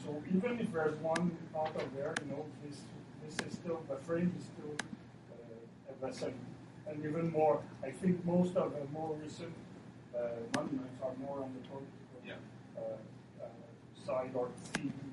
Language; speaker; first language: English; non-native, fluent; French